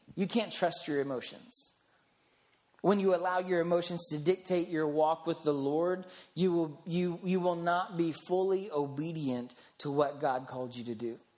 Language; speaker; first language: English; native; English